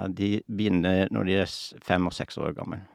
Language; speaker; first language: Norwegian; non-native, fluent; English